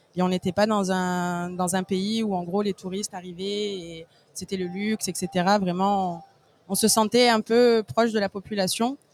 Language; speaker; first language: French; native; French